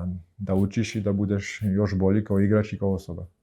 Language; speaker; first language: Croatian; early bilingual, heritage; Croatian